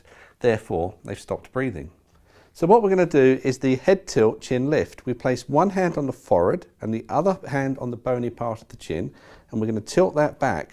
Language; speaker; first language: English; native; English